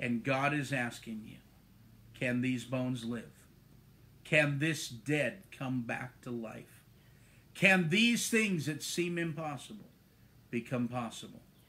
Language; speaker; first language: English; native; English